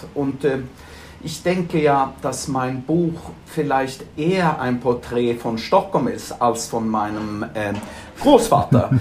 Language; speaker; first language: German; non-native, fluent; Swedish